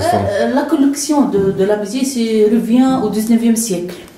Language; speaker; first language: French; non-native, local second language; Arabic